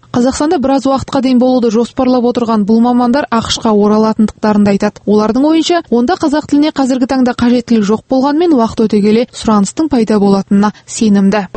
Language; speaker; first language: Kazakh; native; Kazakh